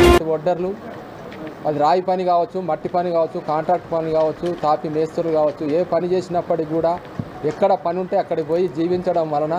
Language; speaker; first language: Telugu; native; Telugu